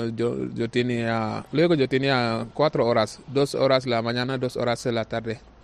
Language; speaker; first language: Spanish; non-native, learner; Wolof